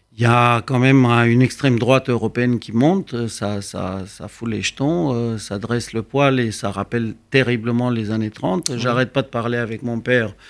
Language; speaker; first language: French; non-native, fluent; Romanian